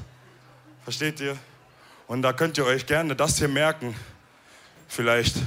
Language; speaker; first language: German; early bilingual, other home language; Wolof